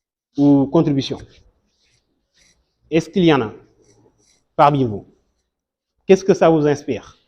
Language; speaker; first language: French; non-native, local second language; Wolof